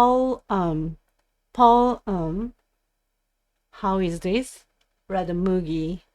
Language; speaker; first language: English; non-native, learner; Japanese